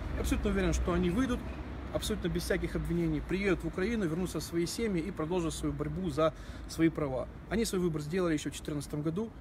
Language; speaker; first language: Russian; native; Russian